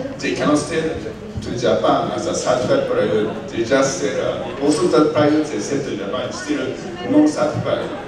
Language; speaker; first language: English; non-native, learner; Japanese